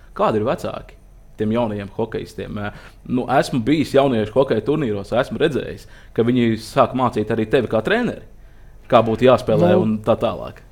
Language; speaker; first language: Latvian; native; Latvian